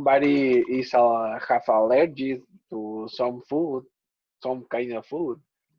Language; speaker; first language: English; non-native, learner; Spanish